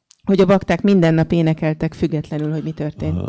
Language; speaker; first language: Hungarian; native; Hungarian